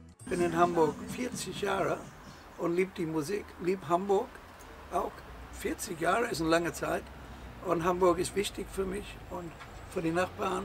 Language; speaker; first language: German; non-native, fluent; English